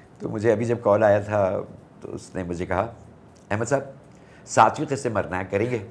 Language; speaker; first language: Urdu; native; Urdu